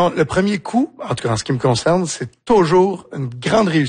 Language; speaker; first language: French; native; French